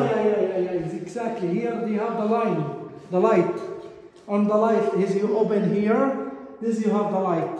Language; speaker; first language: English; non-native, learner; Arabic